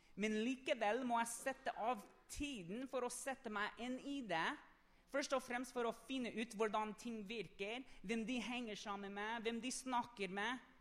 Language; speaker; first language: Norwegian; non-native, fluent; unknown